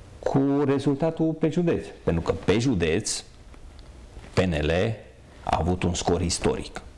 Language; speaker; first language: Romanian; non-native, local second language; Hungarian